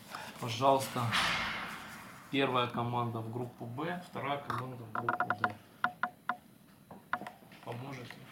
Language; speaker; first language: Russian; native; Russian